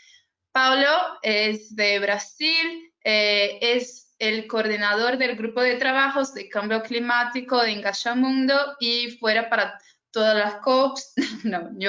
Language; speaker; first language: Spanish; non-native, fluent; Portuguese